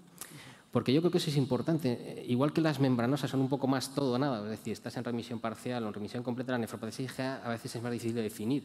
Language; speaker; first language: Spanish; native; Spanish